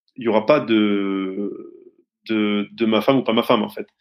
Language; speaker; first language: French; native; French